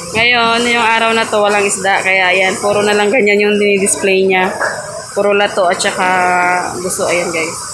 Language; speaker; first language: Filipino; non-native, local second language; Cebuano